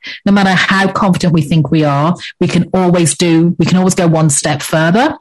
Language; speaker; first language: English; native; English